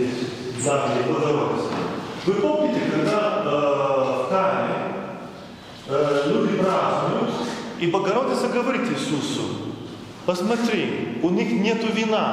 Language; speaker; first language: Russian; non-native, fluent; Lithuanian